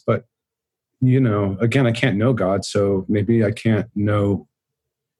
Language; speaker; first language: English; native; English